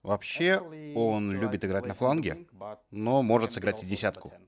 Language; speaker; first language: Russian; native; Russian